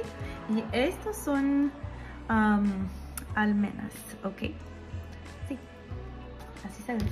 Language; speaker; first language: Spanish; early bilingual, heritage; Spanish